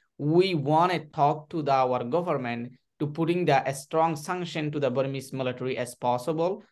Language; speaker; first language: English; non-native, learner; Rohingya